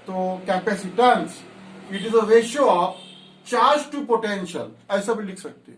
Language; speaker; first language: Hindi; non-native, local second language; Marathi